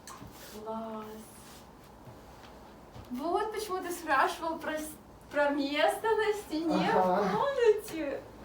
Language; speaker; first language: Russian; native; Russian